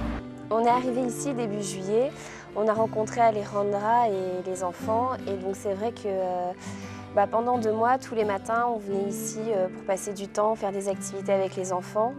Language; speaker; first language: French; native; French